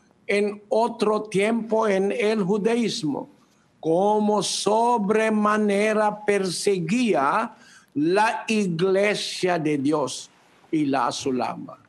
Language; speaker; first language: Spanish; non-native, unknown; Filipino